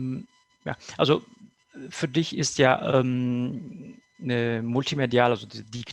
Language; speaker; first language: German; non-native, fluent; Kurdish